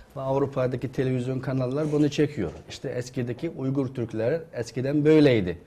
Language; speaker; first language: Turkish; non-native, fluent; Uyghur